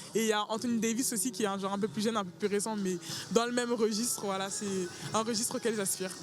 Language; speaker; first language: French; early bilingual, other home language; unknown